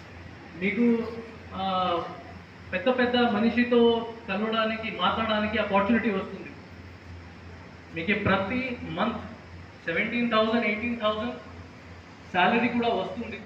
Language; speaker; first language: Telugu; non-native, fluent; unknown